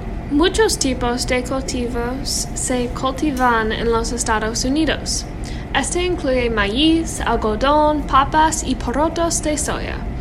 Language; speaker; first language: Spanish; non-native, learner; English